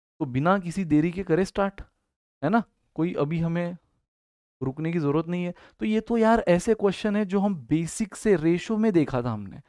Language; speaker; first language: Hindi; native; Hindi